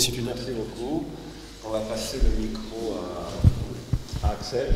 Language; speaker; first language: French; native; French